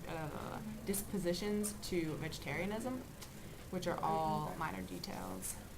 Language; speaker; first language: English; native; English